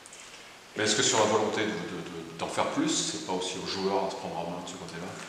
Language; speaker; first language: French; native; French